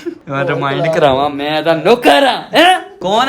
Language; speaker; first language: Hindi; non-native, local second language; Punjabi